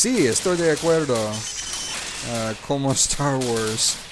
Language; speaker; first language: Spanish; non-native, learner; English